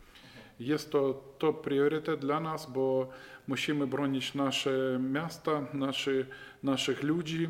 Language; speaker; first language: Polish; non-native, fluent; Ukrainian